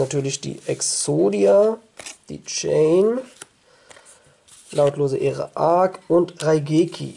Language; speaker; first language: German; native; German